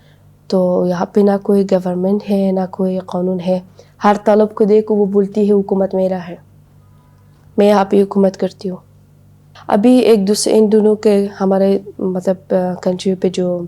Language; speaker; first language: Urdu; non-native, learner; Persian